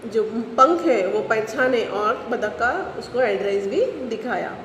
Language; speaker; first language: Hindi; non-native, local second language; Marathi